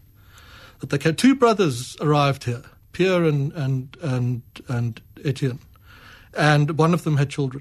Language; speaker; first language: English; native; English